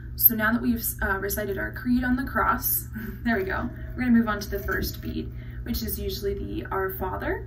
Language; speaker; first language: English; native; English